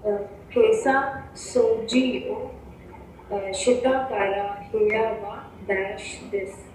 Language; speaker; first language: Japanese; non-native, learner; Hindi